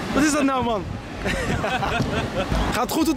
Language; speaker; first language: Dutch; native; Dutch